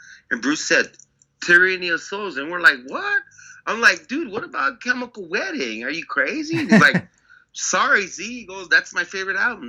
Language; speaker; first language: English; native; English